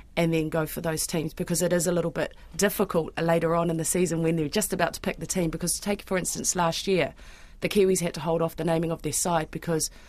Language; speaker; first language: English; native; English